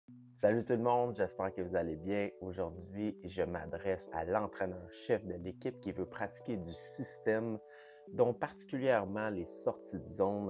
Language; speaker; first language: French; native; French